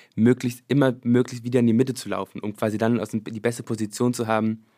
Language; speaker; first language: German; early bilingual, other home language; English